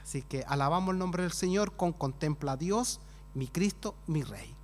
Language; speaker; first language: Spanish; native; Spanish